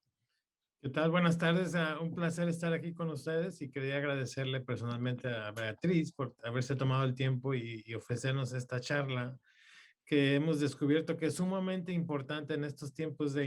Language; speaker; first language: Spanish; native; Spanish